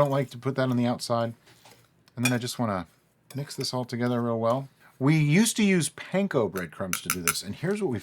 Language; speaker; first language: English; native; English